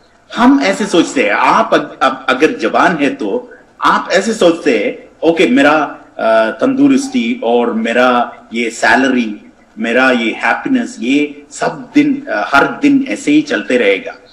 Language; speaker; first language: Hindi; non-native, fluent; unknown